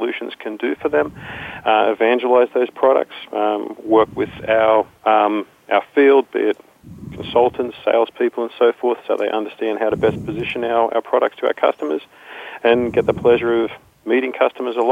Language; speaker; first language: English; native; English